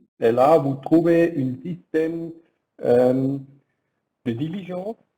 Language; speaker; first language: French; non-native, learner; German